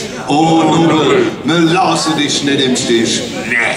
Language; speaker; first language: German; native; German